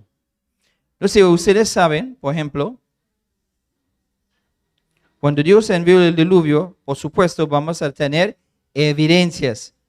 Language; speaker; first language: Spanish; non-native, fluent; English